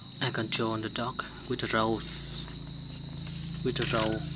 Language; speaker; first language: English; non-native, learner; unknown